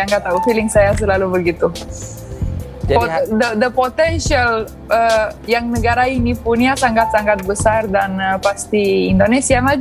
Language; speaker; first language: Indonesian; non-native, fluent; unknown